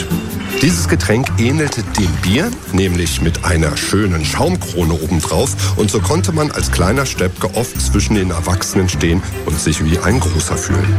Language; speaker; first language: German; native; German